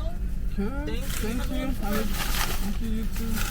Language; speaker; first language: English; non-native, learner; Haitian Creole